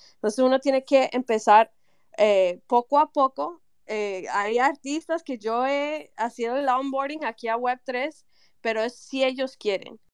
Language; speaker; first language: Spanish; native; Spanish